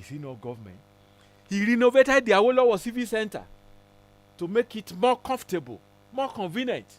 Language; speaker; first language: English; non-native, local second language; Yoruba